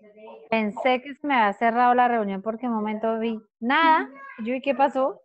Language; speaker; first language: Spanish; native; Spanish